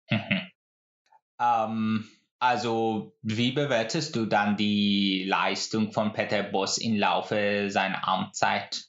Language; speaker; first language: German; non-native, fluent; Persian